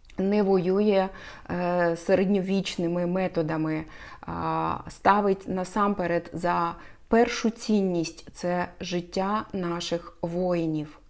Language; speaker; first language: Ukrainian; non-native, local second language; Russian